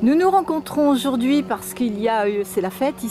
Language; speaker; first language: French; native; French